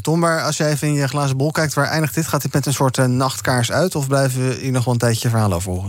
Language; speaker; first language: Dutch; native; Dutch